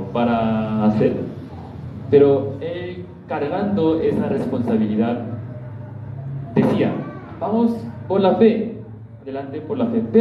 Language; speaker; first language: Spanish; non-native, learner; Korean